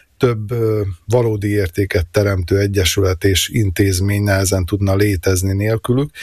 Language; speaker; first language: Hungarian; native; Hungarian